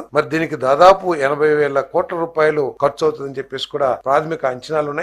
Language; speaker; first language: Telugu; native; Telugu